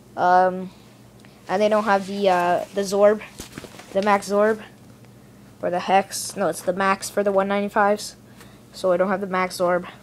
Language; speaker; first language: English; native; English